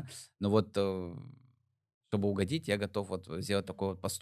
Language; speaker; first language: Russian; native; Russian